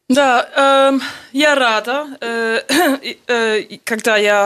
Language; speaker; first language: Russian; non-native, learner; English